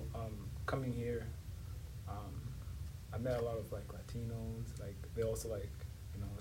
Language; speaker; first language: English; non-native, local second language; Swahili